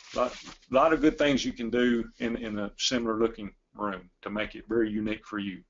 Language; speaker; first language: English; native; English